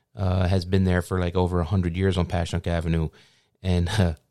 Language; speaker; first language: English; native; English